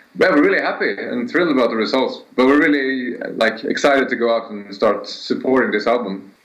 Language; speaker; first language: English; non-native, fluent; Swedish